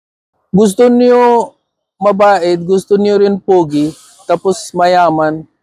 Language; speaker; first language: Filipino; non-native, learner; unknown